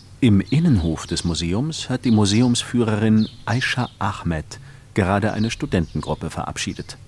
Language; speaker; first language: German; native; German